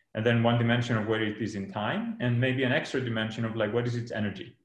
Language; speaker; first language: English; non-native, fluent; Greek